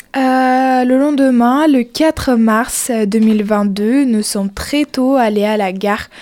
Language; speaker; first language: French; non-native, fluent; Ukrainian